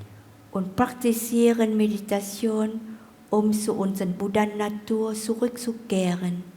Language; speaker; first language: German; non-native, fluent; Vietnamese